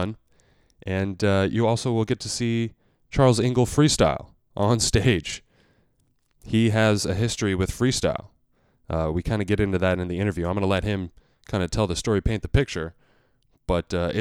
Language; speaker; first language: English; native; English